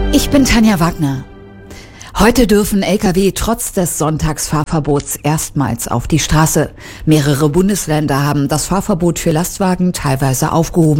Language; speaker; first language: German; native; German